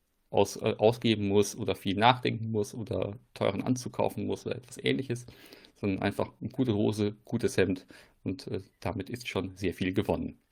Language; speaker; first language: German; native; German